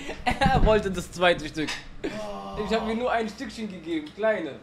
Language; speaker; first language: German; early bilingual, other home language; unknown